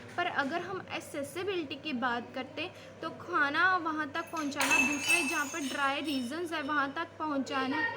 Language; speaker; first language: Hindi; native; Hindi